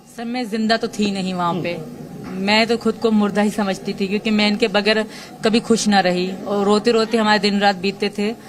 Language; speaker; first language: Urdu; non-native, local second language; Sindhi